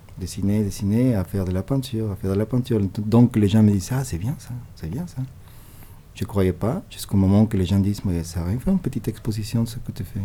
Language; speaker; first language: French; non-native, fluent; Spanish